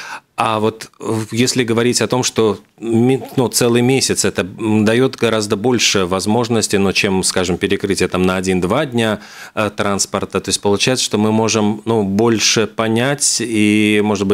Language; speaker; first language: Russian; native; Russian